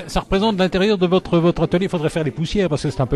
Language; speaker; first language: French; native; French